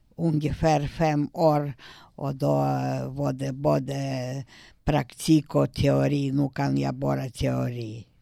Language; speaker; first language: Swedish; non-native, learner; Russian